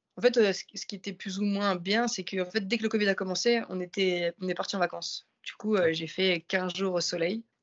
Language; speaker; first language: French; native; French